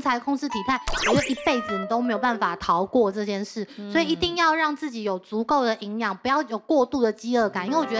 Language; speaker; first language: Chinese; native; Chinese